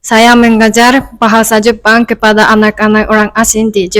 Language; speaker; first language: Indonesian; non-native, learner; Japanese